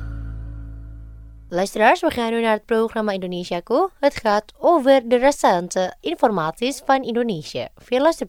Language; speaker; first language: Dutch; non-native, fluent; Indonesian